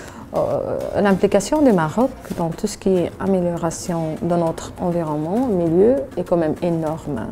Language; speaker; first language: French; early bilingual, other home language; Arabic